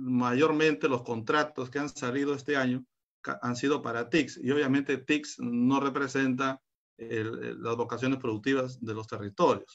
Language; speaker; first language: Spanish; native; Spanish